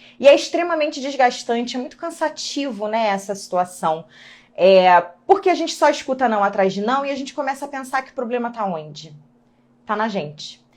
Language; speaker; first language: Portuguese; native; Portuguese